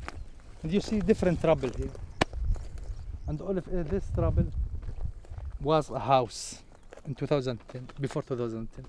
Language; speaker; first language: English; non-native, learner; Arabic